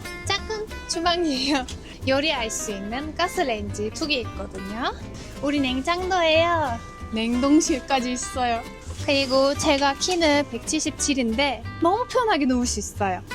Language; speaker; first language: Korean; non-native, fluent; Turkish